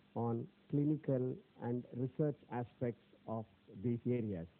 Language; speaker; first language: English; non-native, local second language; Tamil